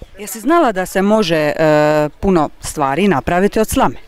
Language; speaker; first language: Croatian; native; Croatian